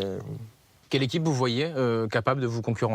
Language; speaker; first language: French; native; French